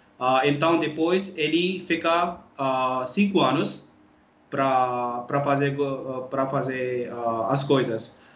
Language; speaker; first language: Portuguese; non-native, learner; Urdu